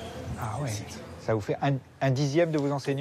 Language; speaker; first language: French; native; French